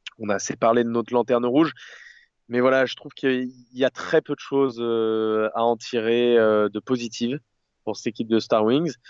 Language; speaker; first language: French; native; French